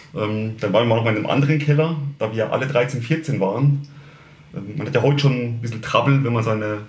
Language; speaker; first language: German; native; German